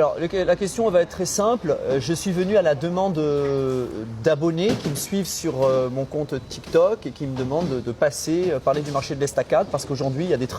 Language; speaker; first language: French; native; French